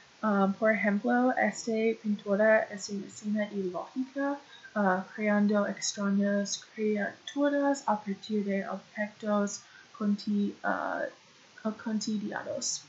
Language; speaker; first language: Spanish; non-native, learner; English